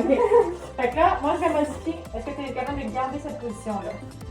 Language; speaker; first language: French; native; French